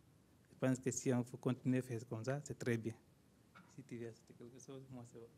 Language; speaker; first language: French; non-native, learner; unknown